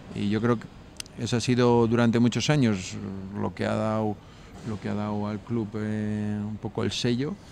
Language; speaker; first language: Spanish; native; Spanish